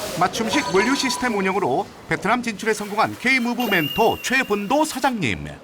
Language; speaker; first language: Korean; native; Korean